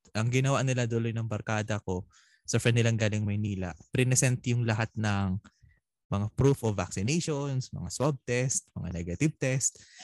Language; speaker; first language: Filipino; non-native, local second language; Bikol